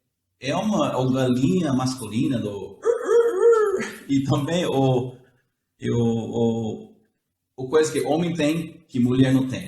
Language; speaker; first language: Portuguese; non-native, fluent; English